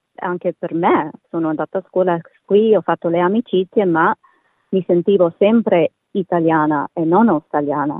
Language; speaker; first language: Italian; native; Italian